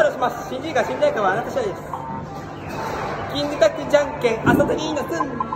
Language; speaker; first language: Japanese; native; Japanese